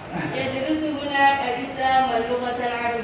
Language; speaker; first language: Arabic; non-native, learner; Indonesian